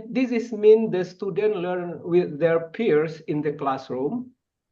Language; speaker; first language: English; non-native, fluent; Indonesian